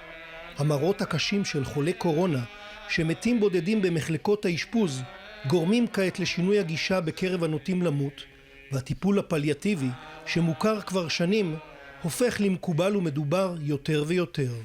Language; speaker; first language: Hebrew; native; Hebrew